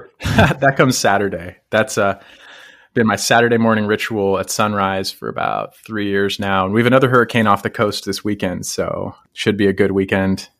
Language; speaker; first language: English; native; English